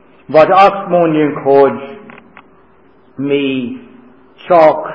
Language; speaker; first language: Hungarian; non-native, fluent; English